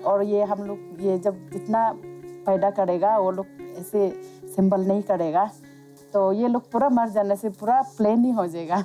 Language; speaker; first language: Hindi; non-native, local second language; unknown